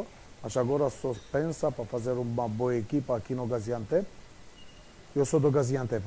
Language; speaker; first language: Portuguese; non-native, fluent; Romanian